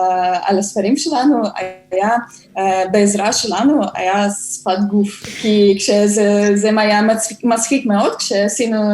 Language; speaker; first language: Hebrew; non-native, fluent; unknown